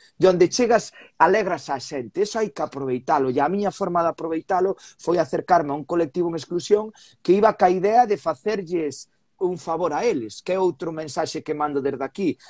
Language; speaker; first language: Galician; native; Galician